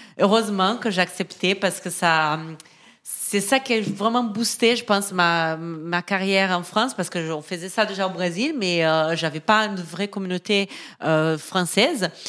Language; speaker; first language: French; non-native, fluent; Portuguese